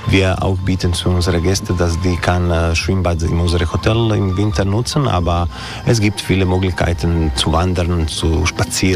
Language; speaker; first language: German; non-native, learner; Croatian